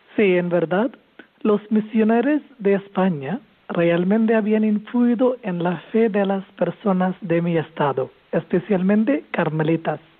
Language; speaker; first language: Spanish; non-native, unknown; Malayalam